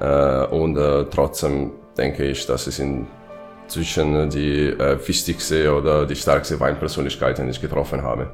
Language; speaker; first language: German; non-native, fluent; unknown